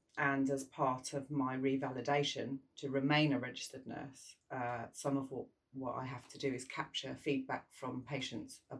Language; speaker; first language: English; native; English